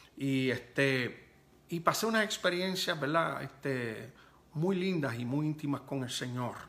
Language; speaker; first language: Spanish; early bilingual, heritage; Spanish